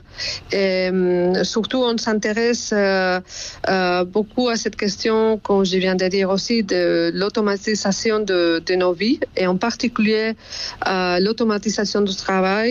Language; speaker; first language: French; non-native, fluent; Spanish